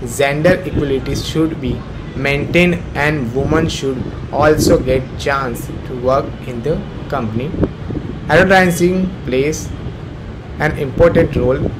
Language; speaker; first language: English; non-native, local second language; Gujarati